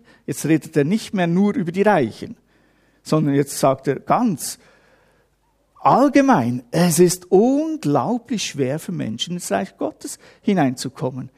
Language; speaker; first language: German; native; German